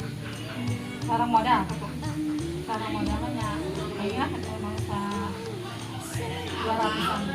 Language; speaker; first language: Sundanese; non-native, local second language; Indonesian